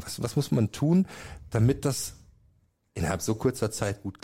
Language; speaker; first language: German; native; German